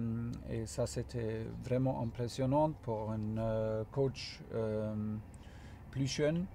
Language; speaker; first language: French; non-native, fluent; German